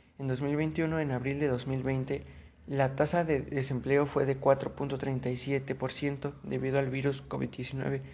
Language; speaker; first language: Spanish; native; Spanish